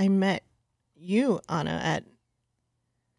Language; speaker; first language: English; early bilingual, other home language; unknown